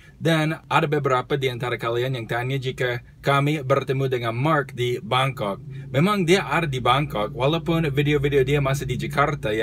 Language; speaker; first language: Indonesian; non-native, fluent; English